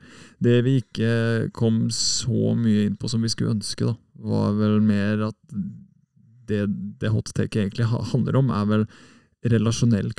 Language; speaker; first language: Norwegian; native; Norwegian